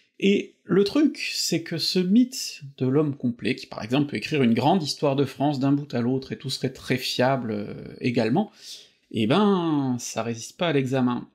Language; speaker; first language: French; native; French